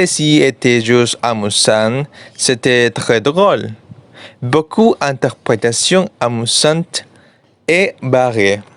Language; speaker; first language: French; non-native, learner; Spanish